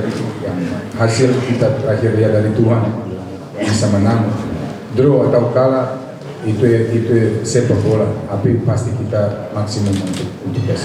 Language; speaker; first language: Indonesian; non-native, fluent; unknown